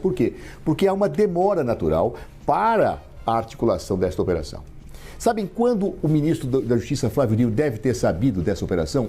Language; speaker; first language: Portuguese; native; Portuguese